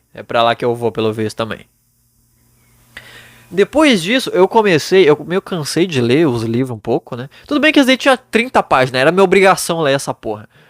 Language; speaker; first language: Portuguese; native; Portuguese